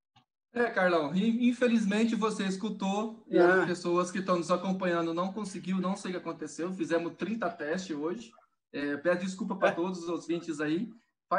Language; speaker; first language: Portuguese; native; Portuguese